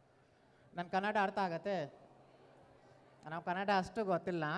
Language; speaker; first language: Kannada; non-native, learner; Bangla